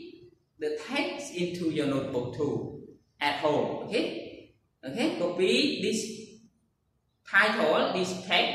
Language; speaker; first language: English; non-native, learner; Khmer